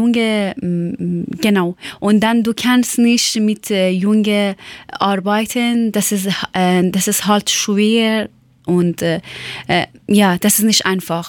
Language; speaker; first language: German; non-native, fluent; Persian